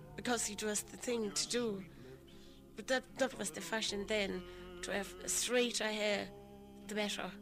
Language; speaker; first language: English; non-native, local second language; Southern Sotho